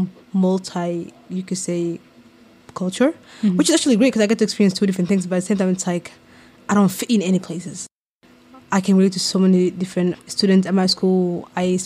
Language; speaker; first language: English; non-native, local second language; Somali